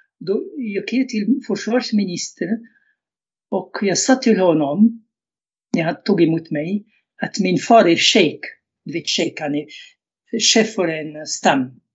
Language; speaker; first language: Swedish; non-native, fluent; Arabic